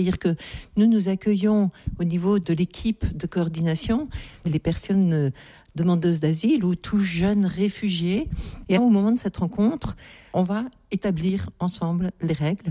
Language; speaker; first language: French; native; French